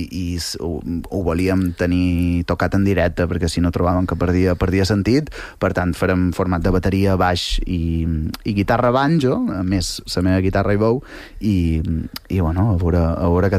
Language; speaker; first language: Catalan; native; Catalan